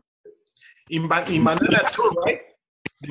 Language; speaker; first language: English; non-native, learner; Spanish